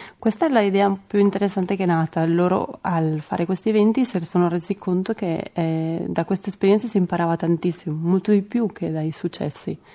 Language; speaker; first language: Italian; non-native, fluent; Spanish